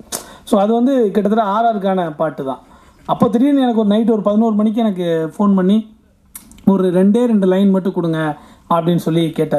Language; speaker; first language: Tamil; native; Tamil